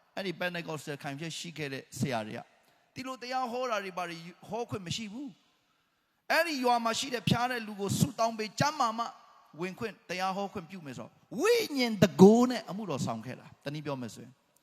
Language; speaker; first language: Burmese; non-native, local second language; Hakha Chin